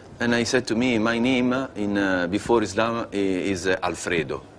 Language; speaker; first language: English; non-native, learner; Italian